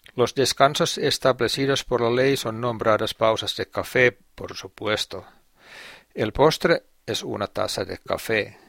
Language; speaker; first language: Spanish; non-native, fluent; Finnish